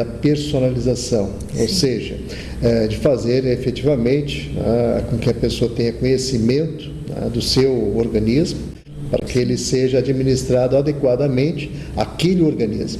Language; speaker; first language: Portuguese; native; Portuguese